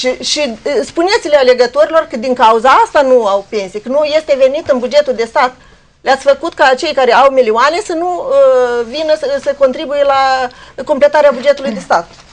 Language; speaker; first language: Romanian; non-native, local second language; Ukrainian